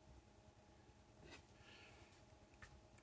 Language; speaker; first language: English; native; English